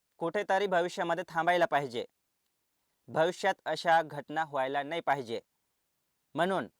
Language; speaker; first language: Marathi; non-native, local second language; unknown